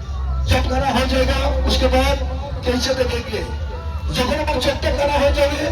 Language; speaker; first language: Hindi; non-native, local second language; Bangla